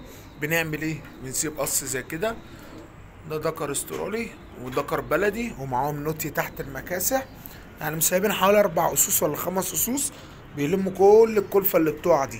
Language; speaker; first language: Arabic; native; Arabic